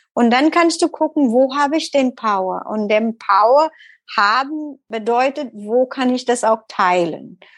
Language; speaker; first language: German; non-native, learner; Tamil